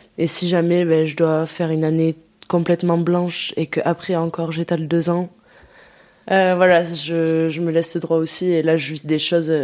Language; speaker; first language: French; early bilingual, other home language; Dutch